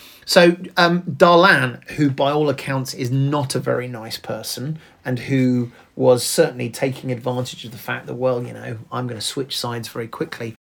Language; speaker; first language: English; native; English